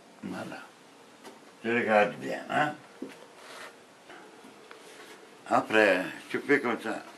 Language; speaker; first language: French; non-native, learner; Italian